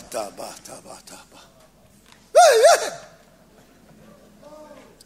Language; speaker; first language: English; native; English